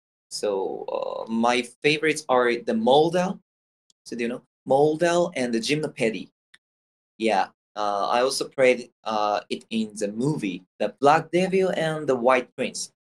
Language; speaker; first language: English; non-native, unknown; Japanese